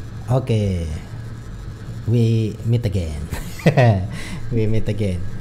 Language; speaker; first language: English; non-native, learner; Indonesian